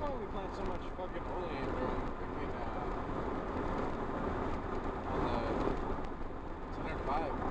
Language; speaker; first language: English; native; English